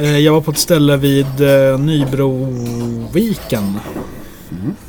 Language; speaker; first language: Swedish; native; Swedish